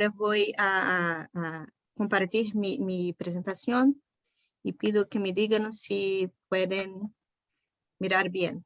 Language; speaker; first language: Spanish; non-native, fluent; Portuguese